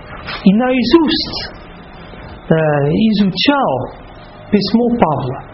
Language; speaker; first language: Russian; non-native, fluent; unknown